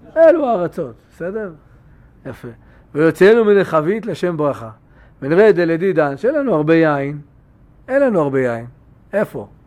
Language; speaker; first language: Hebrew; native; Hebrew